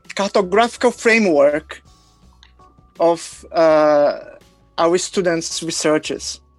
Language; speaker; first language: English; non-native, fluent; Portuguese